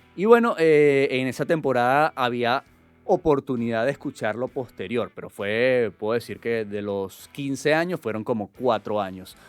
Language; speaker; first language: Spanish; native; Spanish